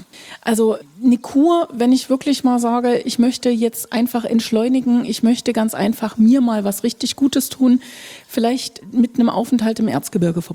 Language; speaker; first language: German; native; German